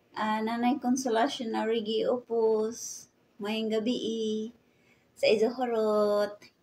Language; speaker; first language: Filipino; non-native, local second language; Cebuano